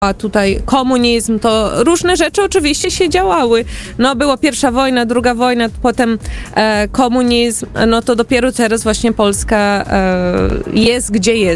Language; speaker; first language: Polish; early bilingual, heritage; Portuguese